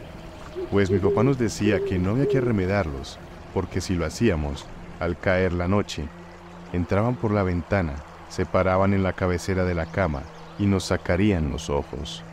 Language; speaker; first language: Spanish; native; Spanish